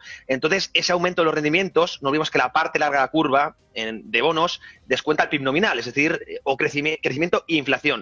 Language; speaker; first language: Spanish; native; Spanish